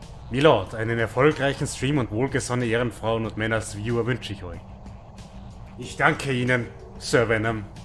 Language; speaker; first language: German; native; German